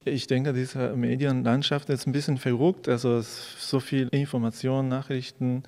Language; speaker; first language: German; non-native, fluent; Japanese